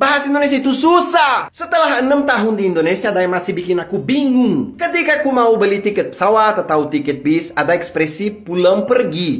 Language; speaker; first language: Indonesian; non-native, fluent; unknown